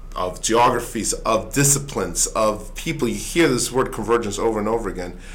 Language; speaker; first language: English; early bilingual, other home language; Swedish